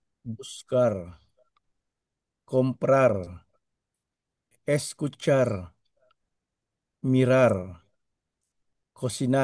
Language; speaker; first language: Spanish; non-native, learner; Filipino